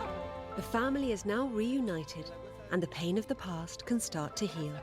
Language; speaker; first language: English; native; English